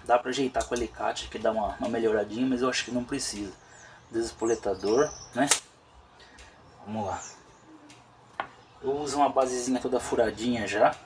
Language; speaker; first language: Portuguese; native; Portuguese